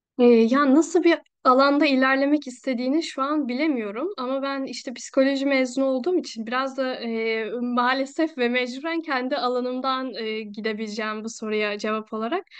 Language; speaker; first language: Turkish; native; Turkish